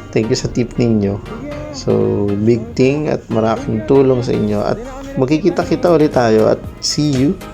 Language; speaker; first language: Filipino; native; Filipino